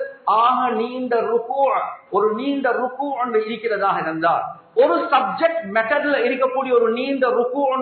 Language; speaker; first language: Tamil; native; Tamil